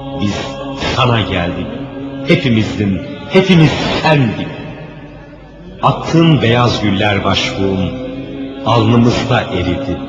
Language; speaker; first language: Turkish; native; Turkish